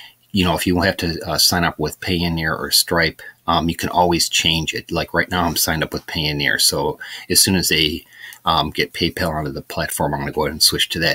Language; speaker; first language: English; native; English